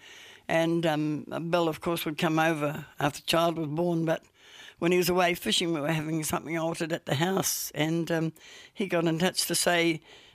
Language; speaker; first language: English; native; English